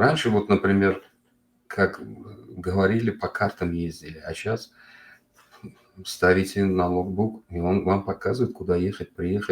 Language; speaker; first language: Russian; non-native, local second language; Uzbek